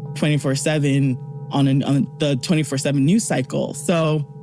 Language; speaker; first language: English; early bilingual, other home language; Yoruba